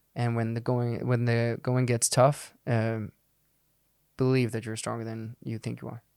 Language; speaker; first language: English; non-native, fluent; Danish